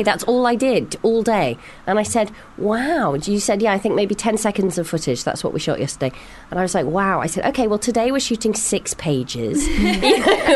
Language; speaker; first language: English; native; English